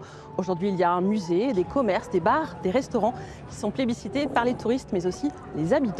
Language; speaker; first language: French; native; French